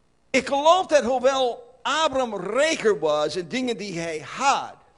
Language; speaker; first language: Dutch; non-native, learner; English